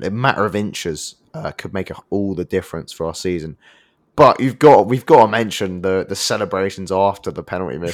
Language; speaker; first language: English; native; English